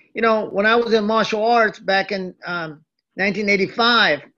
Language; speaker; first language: English; early bilingual, other home language; Japanese